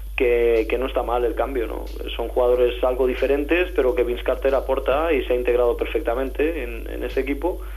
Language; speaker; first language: Spanish; native; Spanish